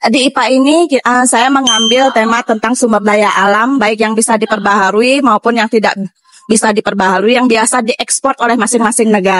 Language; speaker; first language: Indonesian; native; Indonesian